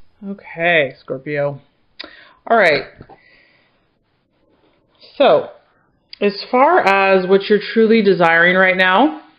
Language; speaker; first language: English; native; English